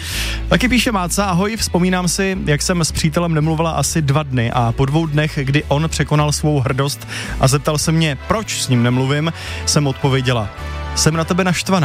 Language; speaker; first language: Czech; native; Czech